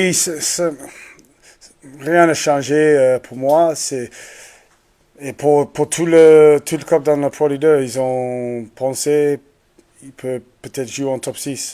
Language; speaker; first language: French; non-native, learner; English